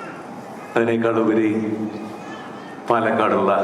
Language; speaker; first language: Malayalam; native; Malayalam